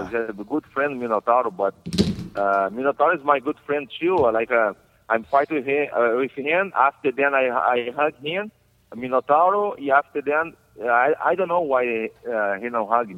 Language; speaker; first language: English; non-native, learner; Portuguese